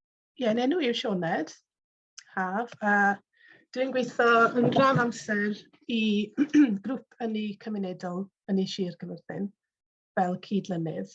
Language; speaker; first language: Welsh; native; Welsh